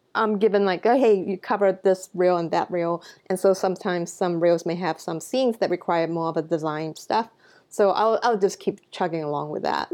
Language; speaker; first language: English; non-native, local second language; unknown